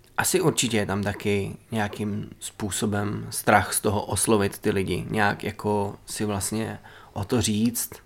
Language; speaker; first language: Czech; native; Czech